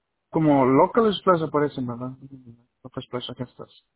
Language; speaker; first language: Spanish; native; Spanish